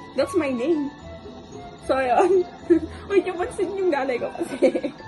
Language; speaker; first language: Filipino; non-native, local second language; Iloko